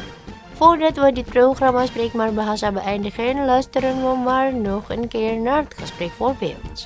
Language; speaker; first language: Dutch; non-native, learner; Indonesian